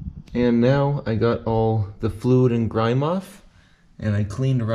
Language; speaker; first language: English; native; English